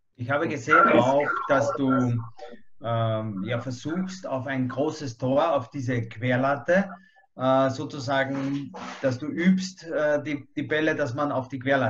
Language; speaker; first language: German; native; German